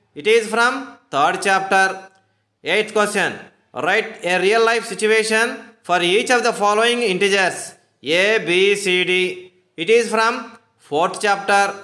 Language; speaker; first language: English; non-native, local second language; Telugu